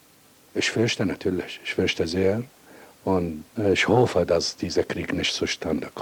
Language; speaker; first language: German; non-native, fluent; Arabic